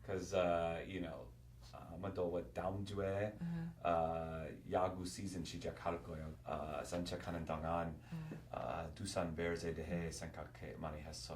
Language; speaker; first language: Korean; non-native, learner; English